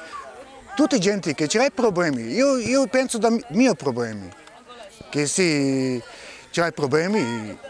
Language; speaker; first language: Italian; non-native, learner; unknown